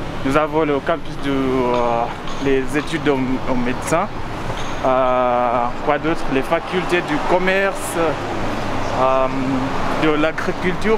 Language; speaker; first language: French; non-native, fluent; Luo (Kenya and Tanzania)